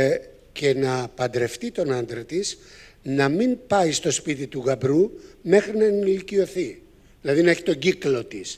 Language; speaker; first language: Greek; native; Greek